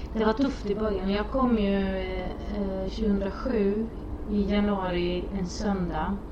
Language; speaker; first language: Swedish; non-native, fluent; Romanian